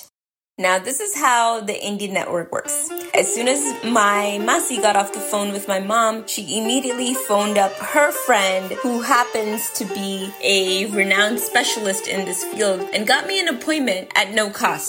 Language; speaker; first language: English; early bilingual, other home language; Gujarati